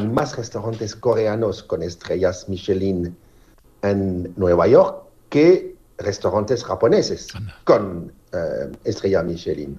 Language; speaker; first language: Spanish; non-native, fluent; French